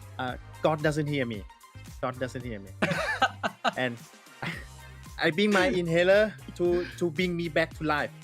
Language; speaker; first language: English; non-native, learner; Thai